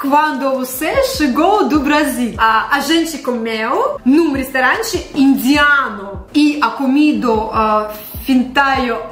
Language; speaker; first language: Portuguese; non-native, learner; Russian